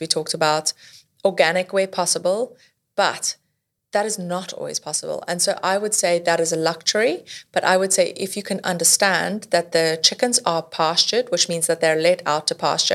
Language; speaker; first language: English; native; English